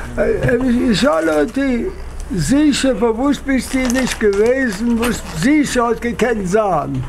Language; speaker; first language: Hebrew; non-native, fluent; English